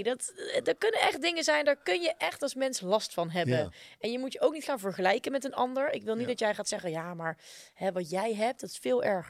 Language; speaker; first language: Dutch; native; Dutch